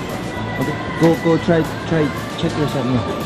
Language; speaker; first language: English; non-native, learner; Korean